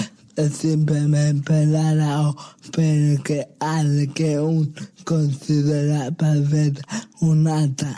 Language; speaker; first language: Catalan; non-native, local second language; Spanish